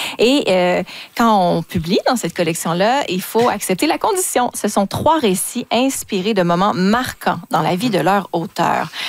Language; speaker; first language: French; native; French